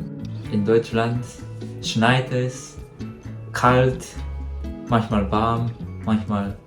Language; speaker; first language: German; non-native, learner; Japanese